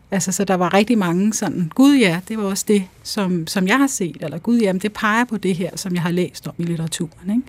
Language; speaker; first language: Danish; early bilingual, other home language; Urdu